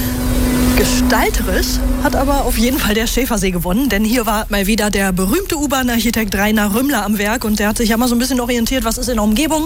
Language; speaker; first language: German; native; German